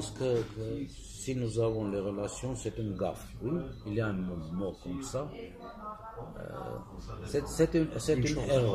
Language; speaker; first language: French; non-native, fluent; Armenian